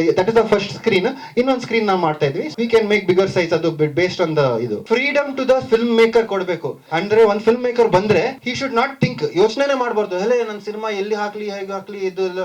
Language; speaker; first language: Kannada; non-native, local second language; Marathi